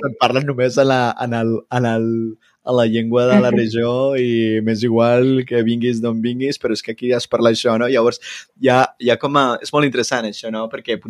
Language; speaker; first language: Catalan; non-native, fluent; Spanish